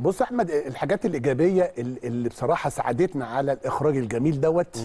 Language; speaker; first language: Arabic; native; Arabic